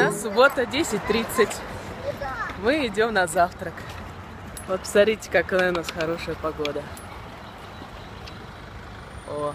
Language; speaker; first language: Russian; native; Russian